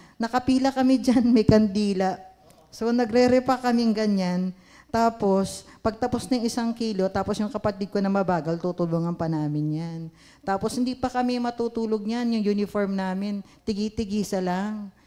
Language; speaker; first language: Filipino; native; Filipino